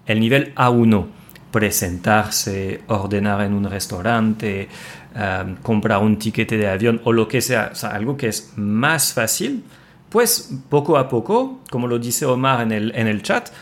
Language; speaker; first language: Spanish; non-native, fluent; French